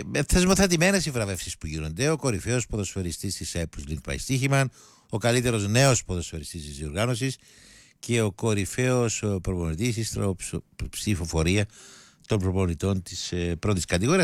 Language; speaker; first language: Greek; native; Greek